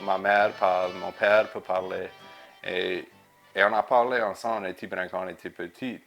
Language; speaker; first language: French; non-native, local second language; English